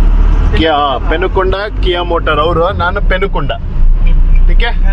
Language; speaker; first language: Hindi; non-native, local second language; Kannada